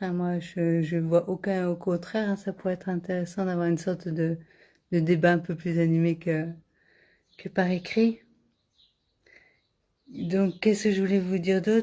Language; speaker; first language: French; native; French